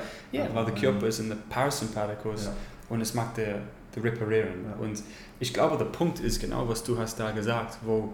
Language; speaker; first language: German; non-native, learner; English